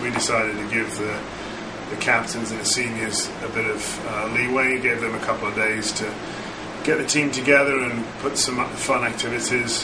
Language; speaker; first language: English; native; English